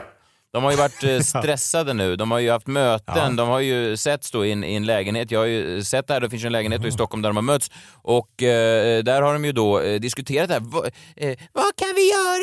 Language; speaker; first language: Swedish; native; Swedish